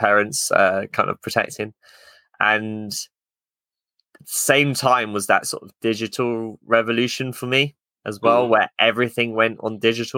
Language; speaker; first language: English; native; English